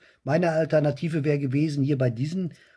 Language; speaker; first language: German; native; German